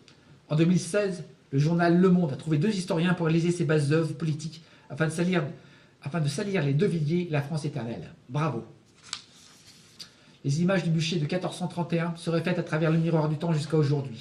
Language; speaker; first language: French; native; French